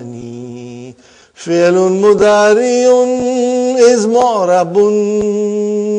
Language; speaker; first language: Arabic; non-native, fluent; Urdu